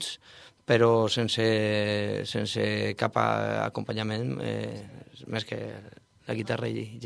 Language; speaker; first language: Catalan; non-native, learner; Spanish